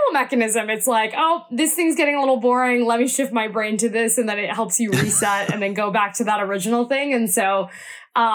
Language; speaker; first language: English; native; English